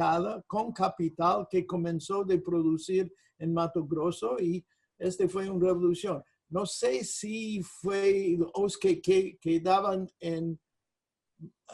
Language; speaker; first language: Spanish; non-native, fluent; English